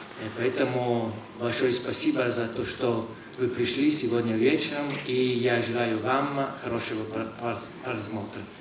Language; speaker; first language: Russian; non-native, fluent; Italian